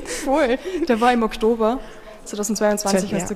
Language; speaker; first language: German; native; German